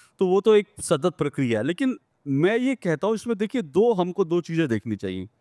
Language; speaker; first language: Hindi; native; Hindi